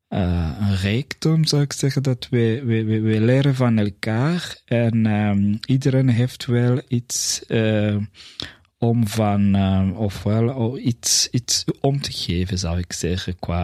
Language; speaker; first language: Dutch; non-native, fluent; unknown